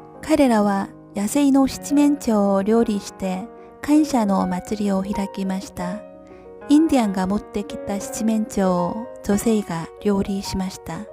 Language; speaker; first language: Japanese; non-native, learner; Korean